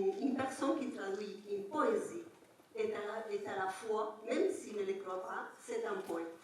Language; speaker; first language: French; non-native, fluent; Spanish